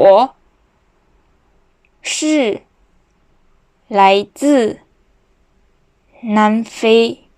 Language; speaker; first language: Chinese; non-native, fluent; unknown